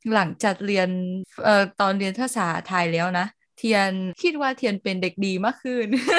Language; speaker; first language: Thai; non-native, learner; Vietnamese